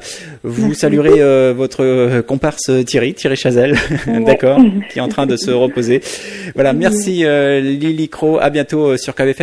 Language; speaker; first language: French; native; French